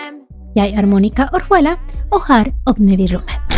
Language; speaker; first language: Norwegian; non-native, fluent; Spanish